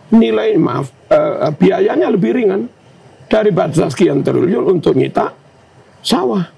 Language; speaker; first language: Indonesian; native; Indonesian